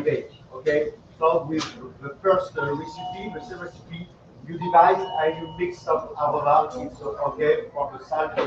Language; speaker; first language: English; non-native, learner; French